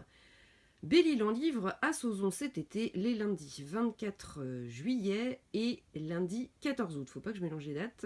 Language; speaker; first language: French; native; French